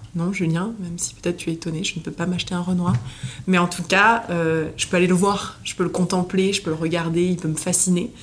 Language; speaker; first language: French; native; French